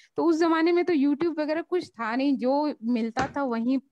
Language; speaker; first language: Hindi; native; Hindi